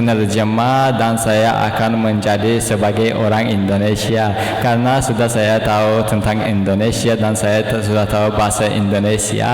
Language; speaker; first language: Indonesian; non-native, learner; Azerbaijani